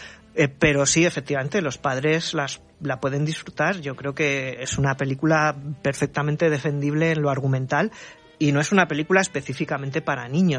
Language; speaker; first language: Spanish; native; Spanish